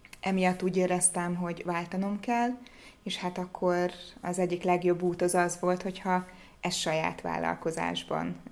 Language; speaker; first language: Hungarian; native; Hungarian